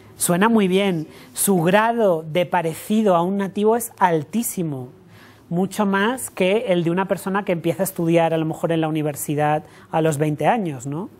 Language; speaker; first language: Spanish; native; Spanish